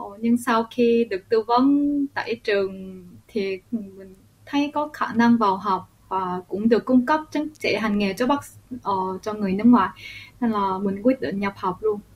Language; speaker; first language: Vietnamese; early bilingual, other home language; Korean